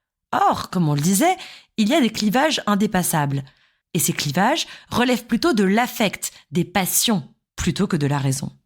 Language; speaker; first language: French; native; French